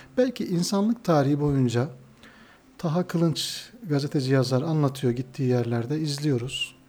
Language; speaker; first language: Turkish; native; Turkish